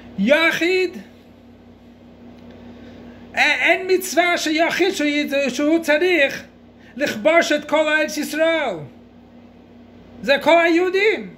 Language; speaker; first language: Hebrew; non-native, fluent; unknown